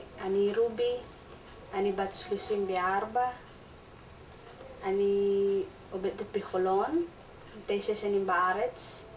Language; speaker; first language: Hebrew; non-native, learner; Filipino